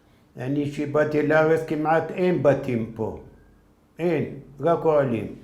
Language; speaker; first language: Hebrew; non-native, fluent; Arabic